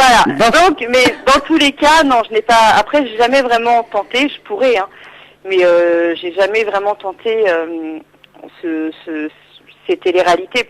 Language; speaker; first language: French; native; French